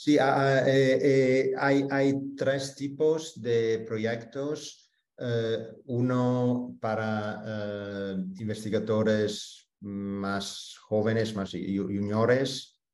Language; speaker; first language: Spanish; non-native, fluent; Italian